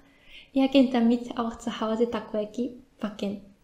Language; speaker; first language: German; non-native, fluent; Japanese